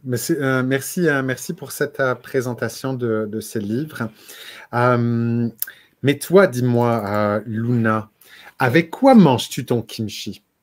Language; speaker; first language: French; native; French